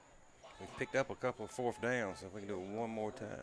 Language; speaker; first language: English; native; English